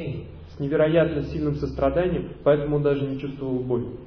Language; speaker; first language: Russian; native; Russian